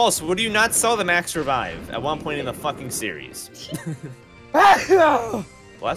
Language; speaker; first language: English; native; English